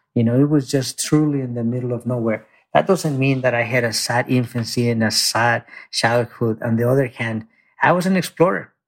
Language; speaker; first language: English; early bilingual, other home language; Spanish